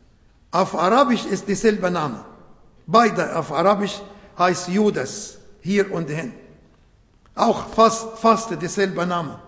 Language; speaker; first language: German; non-native, fluent; Arabic